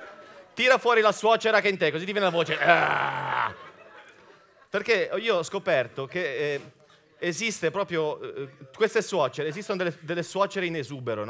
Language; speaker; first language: Italian; native; Italian